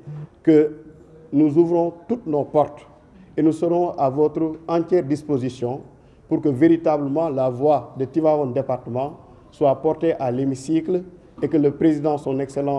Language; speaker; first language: French; non-native, local second language; Wolof